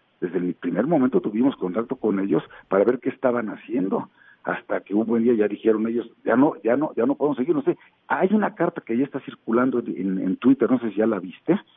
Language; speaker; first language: Spanish; native; Spanish